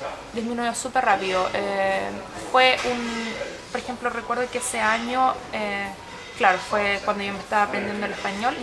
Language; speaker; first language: Spanish; early bilingual, heritage; Swedish